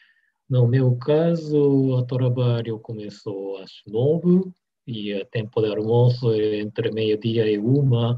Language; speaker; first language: Portuguese; non-native, learner; Japanese